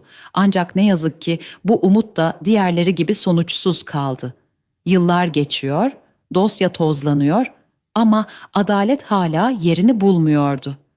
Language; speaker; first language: Turkish; native; Turkish